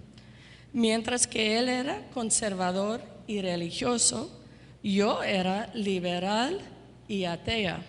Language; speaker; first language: Spanish; non-native, fluent; English